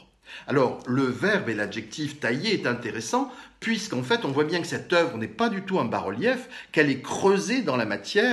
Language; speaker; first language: French; native; French